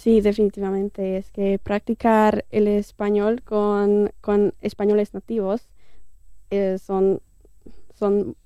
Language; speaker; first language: Spanish; non-native, fluent; Hungarian